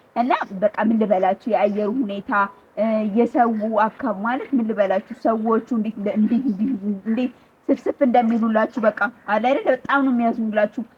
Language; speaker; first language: Amharic; native; Amharic